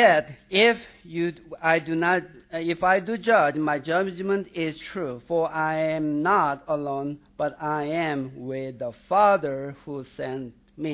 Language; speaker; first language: English; non-native, fluent; Korean